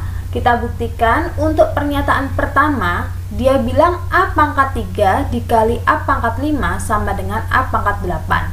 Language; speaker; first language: Indonesian; native; Indonesian